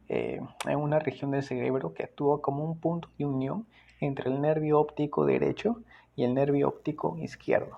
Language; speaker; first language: Spanish; native; Spanish